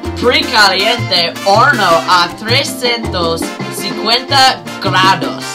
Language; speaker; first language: Spanish; non-native, learner; English